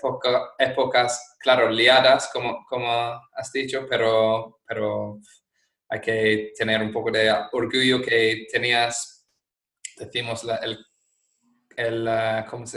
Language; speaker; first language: Spanish; non-native, fluent; English